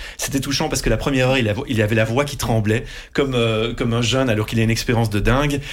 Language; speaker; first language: French; non-native, local second language; Dutch